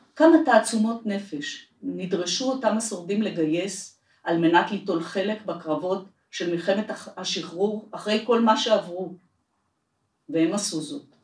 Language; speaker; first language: Hebrew; native; Hebrew